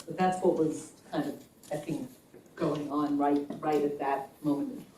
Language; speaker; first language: English; native; English